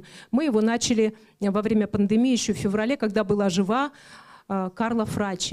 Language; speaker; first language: Russian; native; Russian